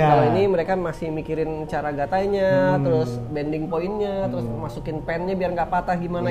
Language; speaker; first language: Indonesian; native; Indonesian